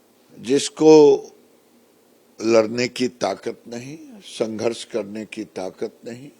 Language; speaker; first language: Hindi; native; Hindi